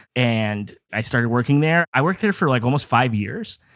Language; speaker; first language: English; native; English